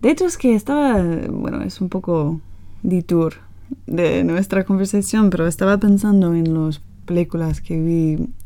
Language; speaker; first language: Spanish; non-native, learner; English